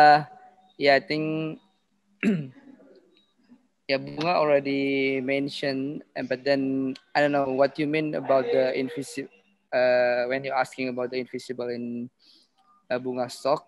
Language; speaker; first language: English; non-native, learner; Indonesian